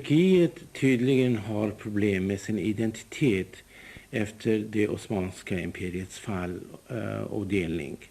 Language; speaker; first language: Swedish; non-native, fluent; Kurdish